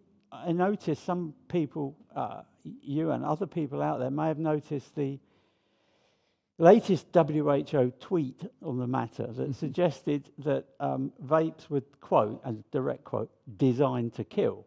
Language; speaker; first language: English; native; English